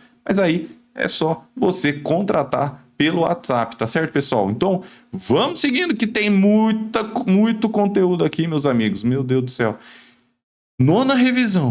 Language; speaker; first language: Portuguese; native; Portuguese